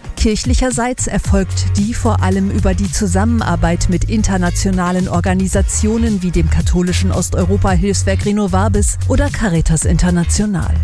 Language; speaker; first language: German; native; German